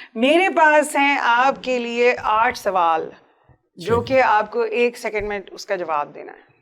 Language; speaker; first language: Urdu; native; Urdu